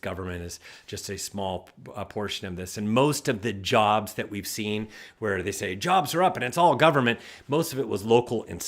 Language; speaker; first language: English; native; English